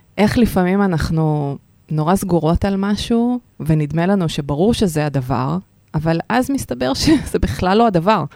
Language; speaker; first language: Hebrew; early bilingual, other home language; Russian